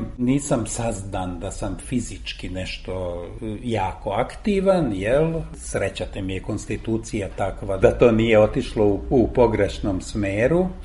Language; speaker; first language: Serbian; non-native, local second language; Hungarian